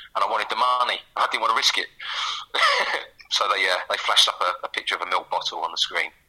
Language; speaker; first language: English; native; English